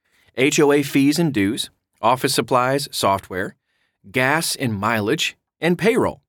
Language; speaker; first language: English; native; English